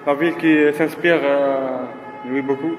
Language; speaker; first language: French; non-native, learner; Arabic